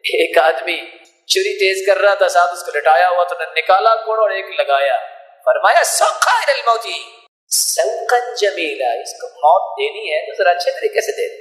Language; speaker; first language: Urdu; non-native, local second language; Punjabi